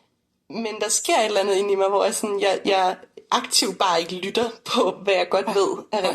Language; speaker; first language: Danish; native; Danish